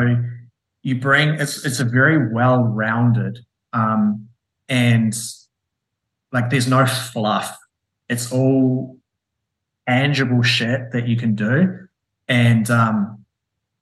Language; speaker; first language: English; native; English